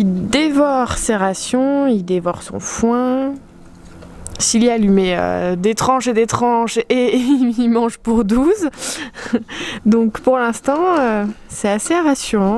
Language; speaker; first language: French; native; French